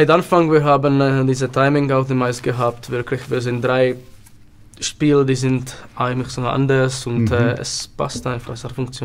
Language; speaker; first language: German; non-native, learner; Czech